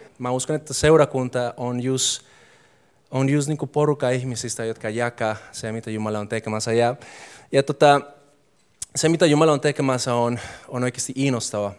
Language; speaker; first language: Finnish; non-native, fluent; Spanish